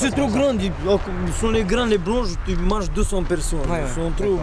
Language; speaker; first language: French; non-native, learner; Romanian